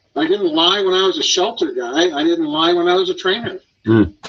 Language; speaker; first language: English; native; English